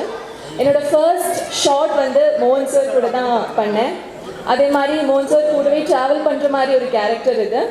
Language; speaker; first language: Tamil; non-native, fluent; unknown